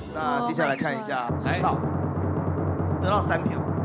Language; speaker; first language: Chinese; native; Chinese